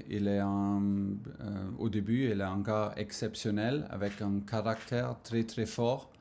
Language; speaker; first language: French; non-native, fluent; German